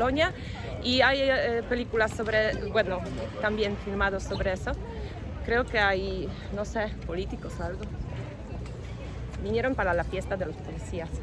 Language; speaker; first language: Spanish; non-native, fluent; Polish